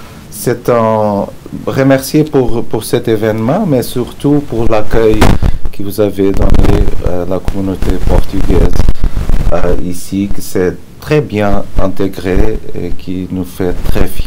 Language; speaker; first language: French; non-native, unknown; Portuguese